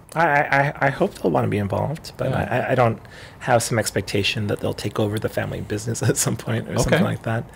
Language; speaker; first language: English; native; English